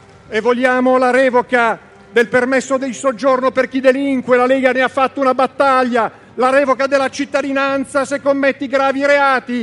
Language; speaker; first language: Italian; native; Italian